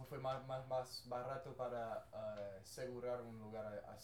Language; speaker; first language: Spanish; non-native, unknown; English